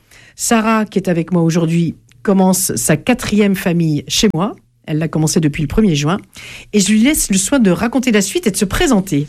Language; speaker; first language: French; native; French